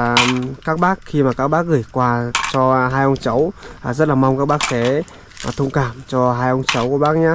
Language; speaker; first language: Vietnamese; native; Vietnamese